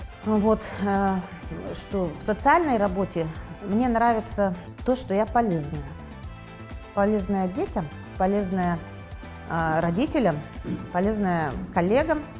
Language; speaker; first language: Russian; native; Russian